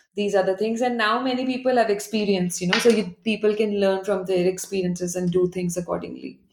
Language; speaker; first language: English; non-native, local second language; Hindi